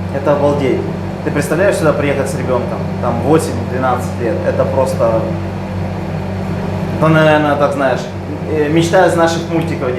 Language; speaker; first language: Russian; native; Russian